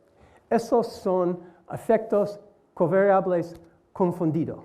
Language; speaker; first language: Spanish; non-native, learner; English